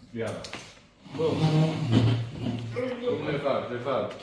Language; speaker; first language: Hebrew; native; Hebrew